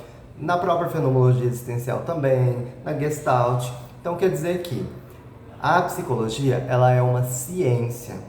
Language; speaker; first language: Portuguese; native; Portuguese